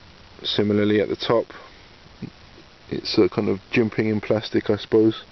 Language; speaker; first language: English; native; English